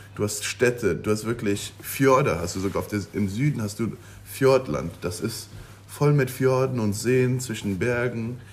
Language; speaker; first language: German; non-native, local second language; Luxembourgish